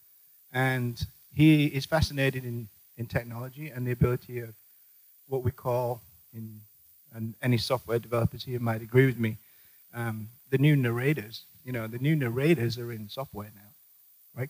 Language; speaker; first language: English; native; English